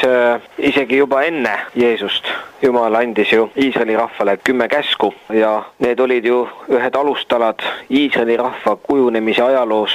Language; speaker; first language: Estonian; native; Estonian